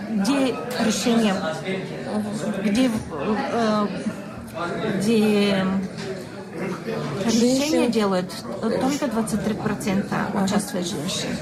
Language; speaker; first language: Russian; non-native, fluent; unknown